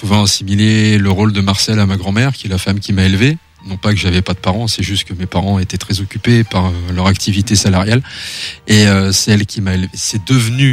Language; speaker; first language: French; native; French